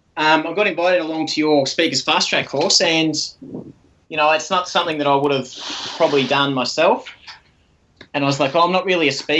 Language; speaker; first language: English; native; English